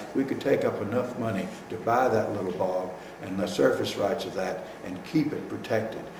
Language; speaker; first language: English; native; English